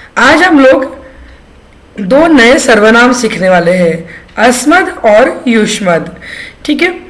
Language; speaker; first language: Hindi; non-native, local second language; Marathi